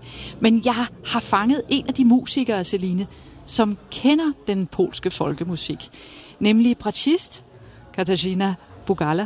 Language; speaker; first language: Danish; native; Danish